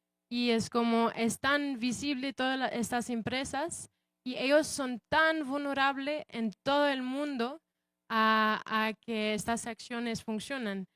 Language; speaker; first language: Spanish; non-native, fluent; English